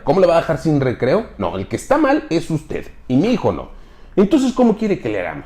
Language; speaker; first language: Spanish; native; Spanish